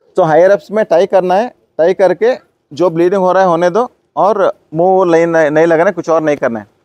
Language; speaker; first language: Hindi; non-native, local second language; Kannada